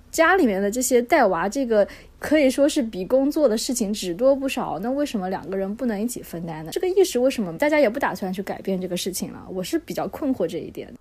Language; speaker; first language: Chinese; native; Chinese